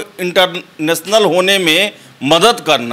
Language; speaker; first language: Hindi; native; Hindi